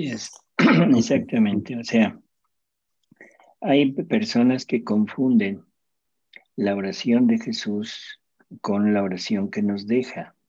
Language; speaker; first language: Spanish; native; Spanish